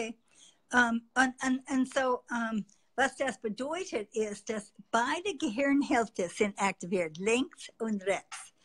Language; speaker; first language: German; non-native, fluent; English